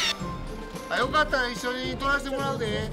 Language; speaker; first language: Japanese; native; Japanese